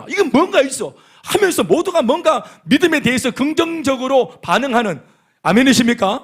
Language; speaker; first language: Korean; native; Korean